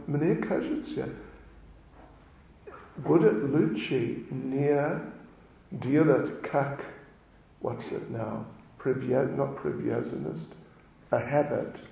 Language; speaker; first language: Russian; non-native, learner; English